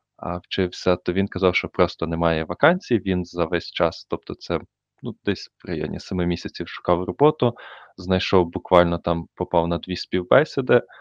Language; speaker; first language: Ukrainian; native; Ukrainian